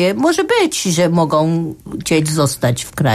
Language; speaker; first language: Polish; non-native, fluent; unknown